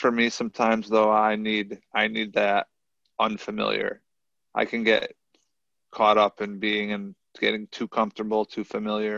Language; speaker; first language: English; native; English